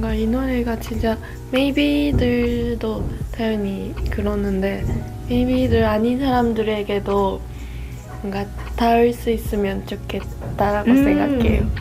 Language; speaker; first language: Korean; non-native, fluent; Japanese